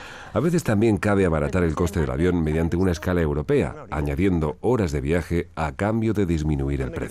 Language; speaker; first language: Spanish; native; Spanish